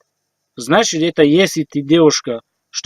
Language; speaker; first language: Russian; non-native, learner; Tajik